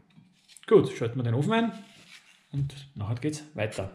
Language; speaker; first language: German; native; German